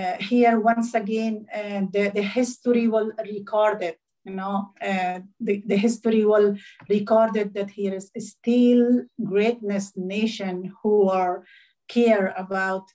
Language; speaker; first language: English; non-native, learner; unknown